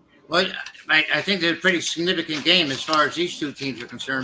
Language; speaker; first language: English; native; English